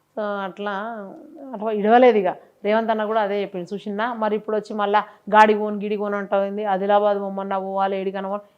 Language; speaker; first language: Telugu; native; Telugu